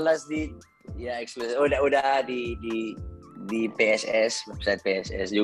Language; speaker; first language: Indonesian; non-native, fluent; Dutch